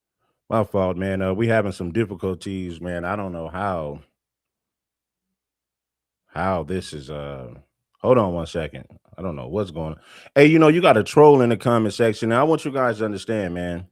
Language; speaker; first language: English; native; English